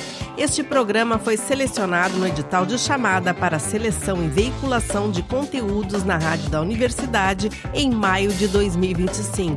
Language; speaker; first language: Portuguese; native; Portuguese